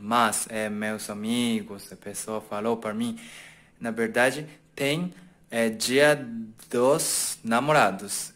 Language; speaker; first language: Portuguese; non-native, learner; Japanese